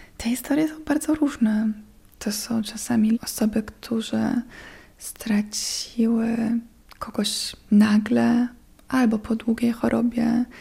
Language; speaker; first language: Polish; non-native, fluent; German